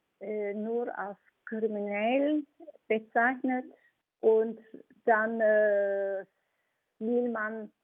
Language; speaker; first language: German; non-native, fluent; Turkish